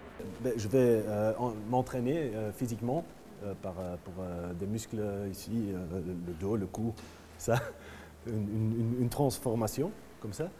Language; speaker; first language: French; non-native, local second language; Dutch